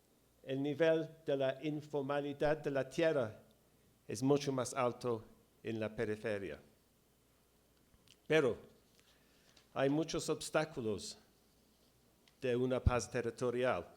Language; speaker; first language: Spanish; non-native, fluent; English